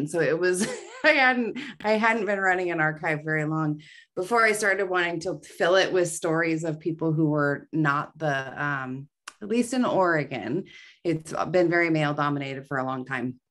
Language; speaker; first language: English; native; English